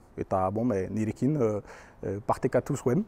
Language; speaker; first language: Basque; non-native, local second language; French